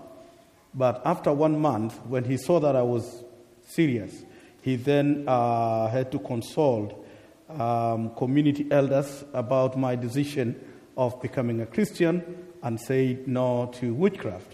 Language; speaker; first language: English; non-native, local second language; Masai